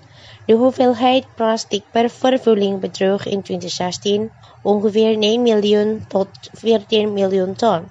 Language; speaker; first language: Dutch; non-native, fluent; Indonesian